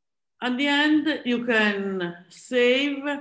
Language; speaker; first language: English; non-native, fluent; Italian